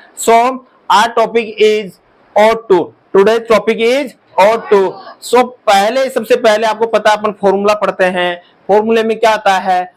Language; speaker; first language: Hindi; native; Hindi